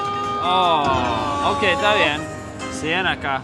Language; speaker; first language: Spanish; non-native, learner; English